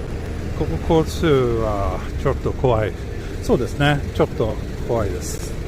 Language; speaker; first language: Japanese; non-native, fluent; Swedish